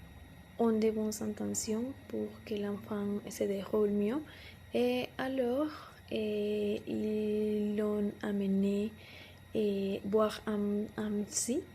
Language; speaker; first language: French; non-native, learner; Spanish